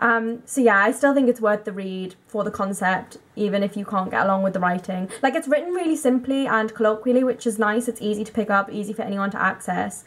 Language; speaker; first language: English; native; English